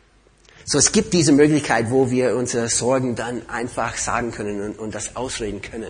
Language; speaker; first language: German; non-native, fluent; English